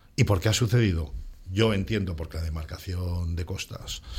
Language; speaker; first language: Spanish; non-native, local second language; Catalan